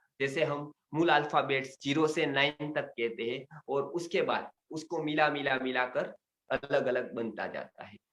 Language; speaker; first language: Hindi; non-native, local second language; Gujarati